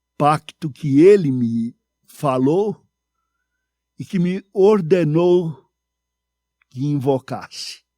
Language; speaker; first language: Portuguese; native; Portuguese